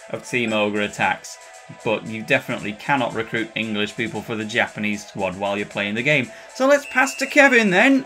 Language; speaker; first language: English; native; English